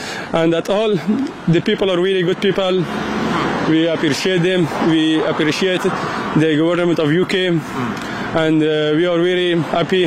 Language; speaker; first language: English; non-native, learner; Persian